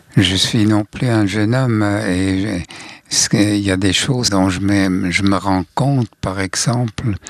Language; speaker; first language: French; non-native, fluent; German